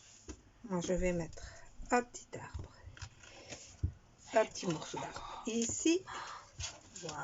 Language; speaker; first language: French; native; French